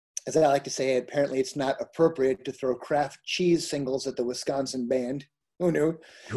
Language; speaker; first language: English; native; English